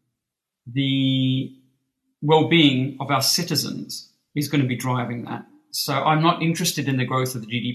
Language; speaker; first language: English; native; English